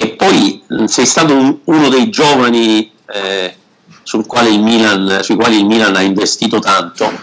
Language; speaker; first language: Italian; native; Italian